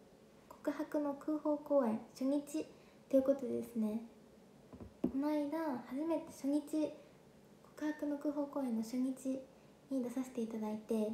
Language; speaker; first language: Japanese; native; Japanese